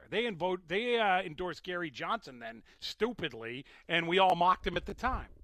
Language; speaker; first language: English; native; English